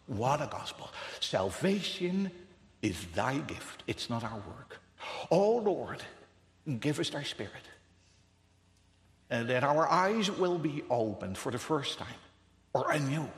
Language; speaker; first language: English; non-native, fluent; Dutch